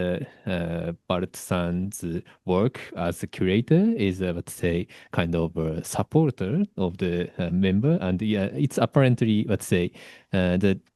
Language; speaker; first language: English; non-native, learner; Japanese